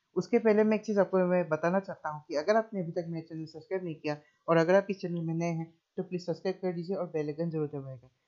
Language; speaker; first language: Hindi; non-native, local second language; Assamese